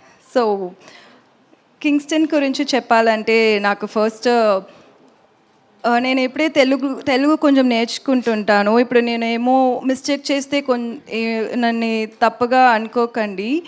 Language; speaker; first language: Telugu; non-native, learner; Tamil